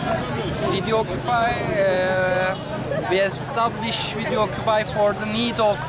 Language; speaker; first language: English; non-native, fluent; Turkish